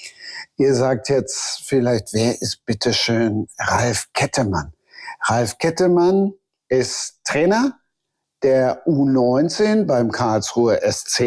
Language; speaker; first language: German; native; German